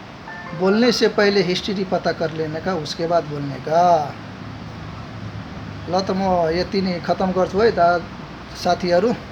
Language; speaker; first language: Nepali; non-native, local second language; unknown